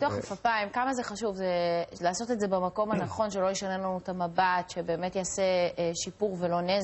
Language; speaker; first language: Hebrew; native; Hebrew